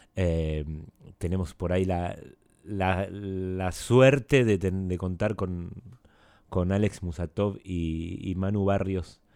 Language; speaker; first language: Spanish; native; Spanish